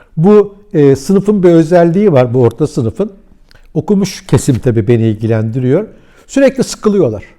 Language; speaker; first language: Turkish; early bilingual, heritage; Turkish